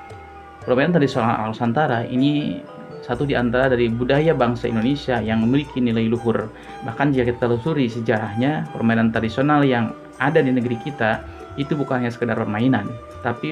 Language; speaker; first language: Indonesian; non-native, local second language; Sundanese